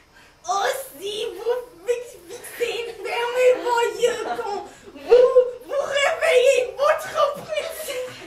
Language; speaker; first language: French; non-native, learner; English